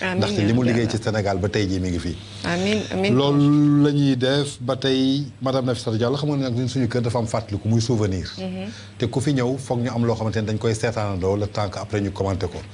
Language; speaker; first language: Wolof; native; Wolof